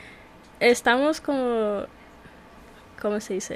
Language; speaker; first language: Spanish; early bilingual, heritage; Spanish